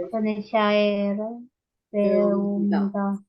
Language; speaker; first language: Korean; non-native, learner; Indonesian